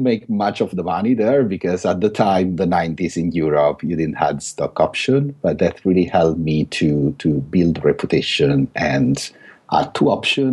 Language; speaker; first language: English; non-native, fluent; Italian